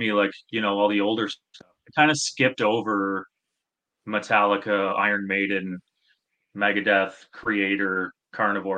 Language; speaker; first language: English; native; English